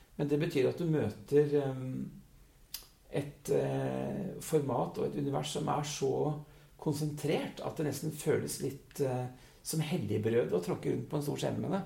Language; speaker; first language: Norwegian; early bilingual, other home language; Dutch